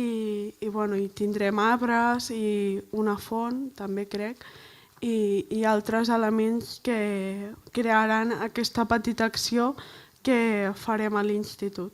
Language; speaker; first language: Catalan; non-native, local second language; Spanish